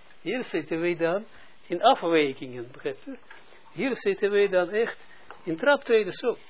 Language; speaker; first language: Dutch; non-native, fluent; Russian